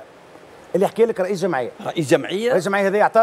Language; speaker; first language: Arabic; native; Arabic